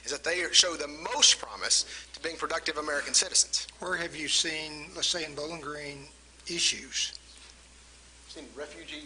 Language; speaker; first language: English; non-native, fluent; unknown